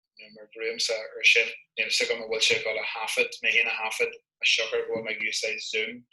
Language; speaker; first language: Irish; non-native, local second language; English